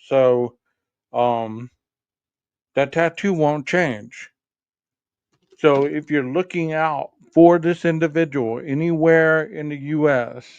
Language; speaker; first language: English; native; English